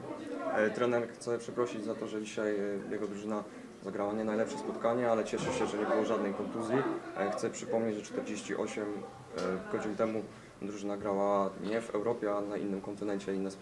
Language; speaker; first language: Polish; native; Polish